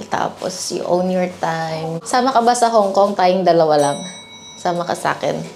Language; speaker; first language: Filipino; native; Filipino